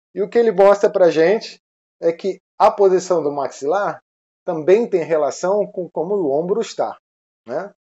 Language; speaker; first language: Portuguese; non-native, fluent; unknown